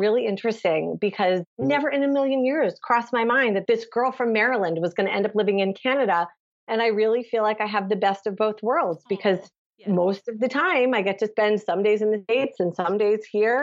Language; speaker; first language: English; native; English